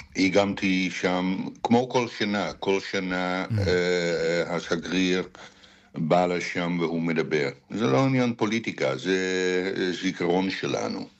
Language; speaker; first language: Hebrew; non-native, fluent; Dutch